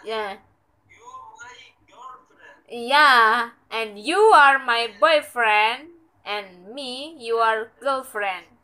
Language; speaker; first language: English; non-native, learner; Indonesian